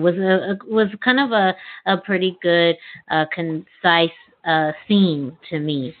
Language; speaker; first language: English; non-native, fluent; Spanish